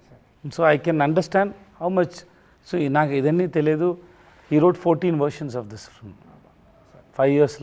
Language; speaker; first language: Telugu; non-native, learner; Tamil